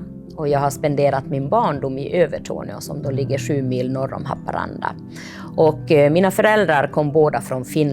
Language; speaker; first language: Swedish; early bilingual, other home language; Finnish